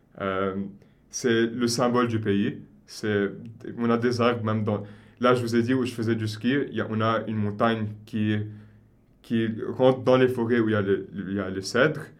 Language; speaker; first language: French; non-native, local second language; Arabic